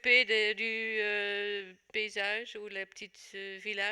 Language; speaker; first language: French; non-native, fluent; Dutch